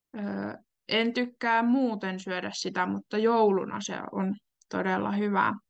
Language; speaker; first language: Finnish; native; Finnish